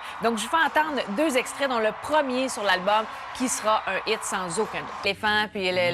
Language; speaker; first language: French; native; French